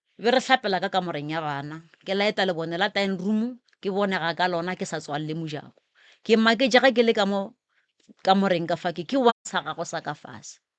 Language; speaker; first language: Northern Sotho; native; Northern Sotho